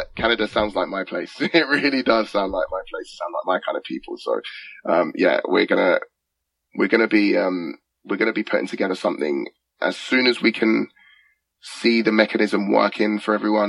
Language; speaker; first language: English; native; English